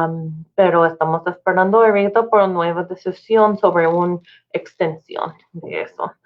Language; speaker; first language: Spanish; non-native, learner; English